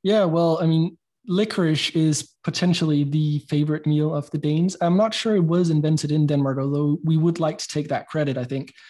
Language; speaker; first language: English; non-native, fluent; Danish